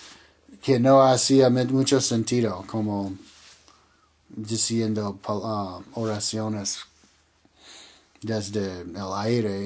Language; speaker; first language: Spanish; non-native, learner; English